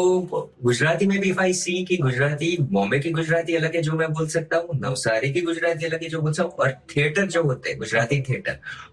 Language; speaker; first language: Hindi; non-native, local second language; Gujarati